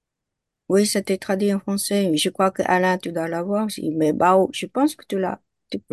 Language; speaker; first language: French; non-native, fluent; Vietnamese